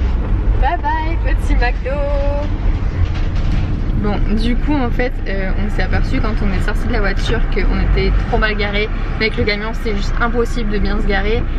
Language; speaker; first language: French; native; French